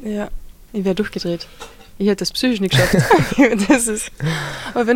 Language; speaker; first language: German; native; German